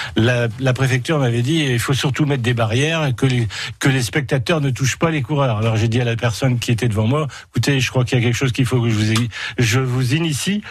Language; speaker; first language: French; native; French